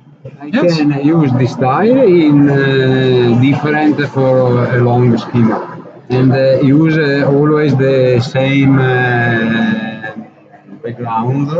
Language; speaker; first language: English; non-native, learner; Italian